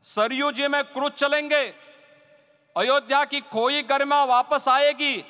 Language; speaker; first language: Hindi; native; Hindi